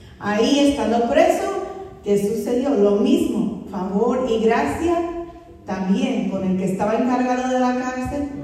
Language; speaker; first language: Spanish; non-native, fluent; English